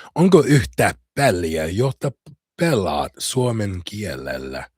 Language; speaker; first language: Finnish; non-native, learner; English